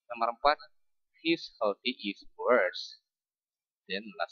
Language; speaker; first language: English; non-native, fluent; Indonesian